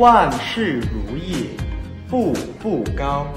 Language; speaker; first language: Chinese; non-native, fluent; Thai